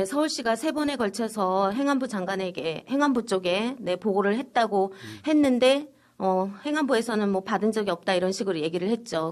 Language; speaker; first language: Korean; native; Korean